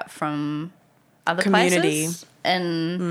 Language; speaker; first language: English; native; English